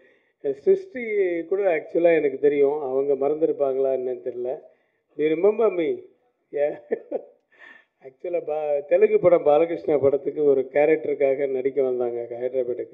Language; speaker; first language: Tamil; native; Tamil